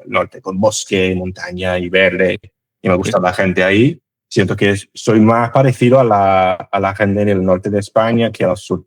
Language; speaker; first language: Spanish; non-native, fluent; English